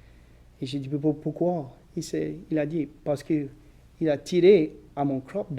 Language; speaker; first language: French; non-native, local second language; English